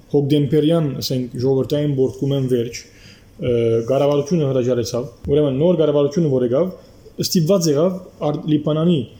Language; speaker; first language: Armenian; early bilingual, heritage; Armenian